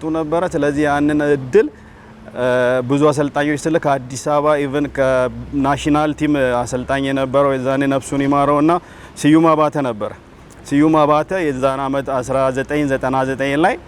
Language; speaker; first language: Amharic; non-native, local second language; Sidamo